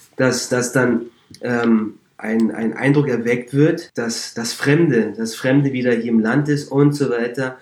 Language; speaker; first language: German; early bilingual, other home language; Turkish